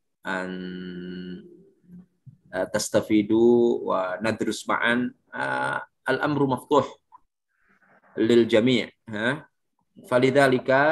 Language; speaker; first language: Arabic; non-native, fluent; Indonesian